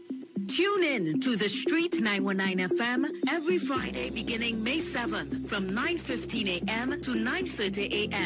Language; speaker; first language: English; native; English